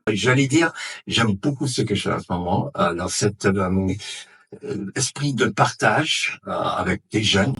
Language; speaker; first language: French; non-native, fluent; English